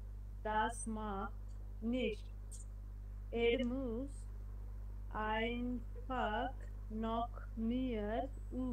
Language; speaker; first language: German; non-native, learner; Bangla